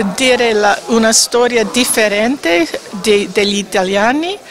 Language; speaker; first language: Italian; non-native, learner; English